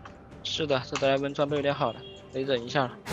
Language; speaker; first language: Chinese; native; Chinese